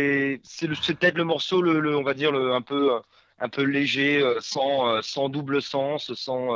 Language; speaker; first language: French; native; French